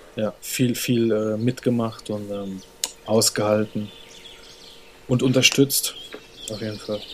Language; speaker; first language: German; native; German